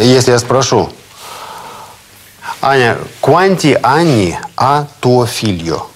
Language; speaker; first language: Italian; non-native, fluent; Russian